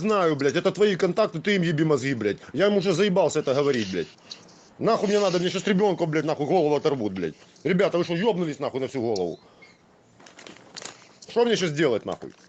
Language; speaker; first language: Russian; native; Russian